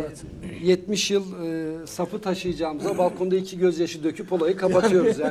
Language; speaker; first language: Turkish; native; Turkish